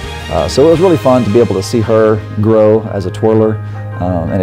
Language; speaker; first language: English; native; English